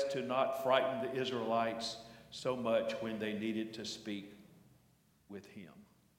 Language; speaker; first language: English; native; English